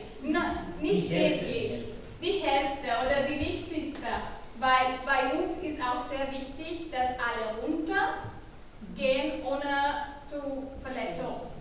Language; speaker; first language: German; non-native, learner; Catalan